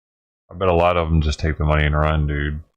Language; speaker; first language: English; native; English